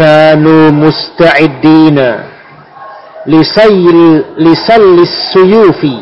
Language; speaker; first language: Arabic; non-native, fluent; Indonesian